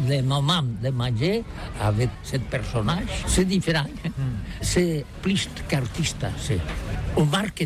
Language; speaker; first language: French; non-native, learner; Catalan